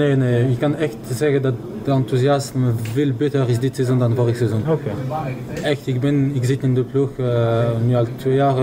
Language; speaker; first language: Dutch; non-native, fluent; French